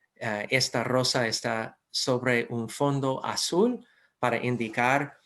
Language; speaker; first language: Spanish; non-native, fluent; English